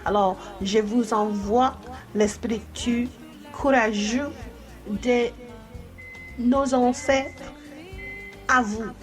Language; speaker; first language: French; non-native, fluent; English